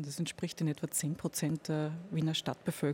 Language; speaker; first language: German; native; German